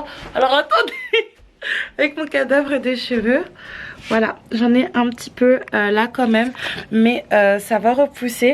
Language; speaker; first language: French; native; French